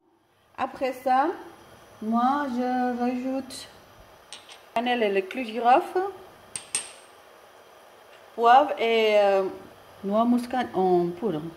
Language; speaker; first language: French; non-native, fluent; Indonesian